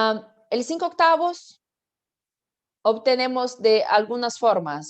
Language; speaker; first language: Spanish; non-native, fluent; Portuguese